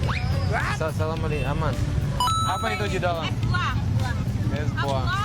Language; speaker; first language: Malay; non-native, learner; English